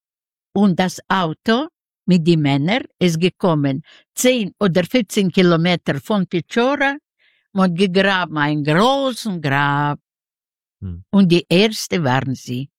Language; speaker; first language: German; non-native, learner; Yiddish